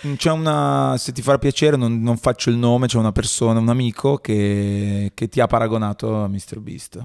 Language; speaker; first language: Italian; native; Italian